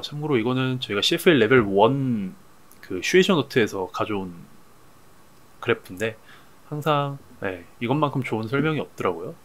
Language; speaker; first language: Korean; native; Korean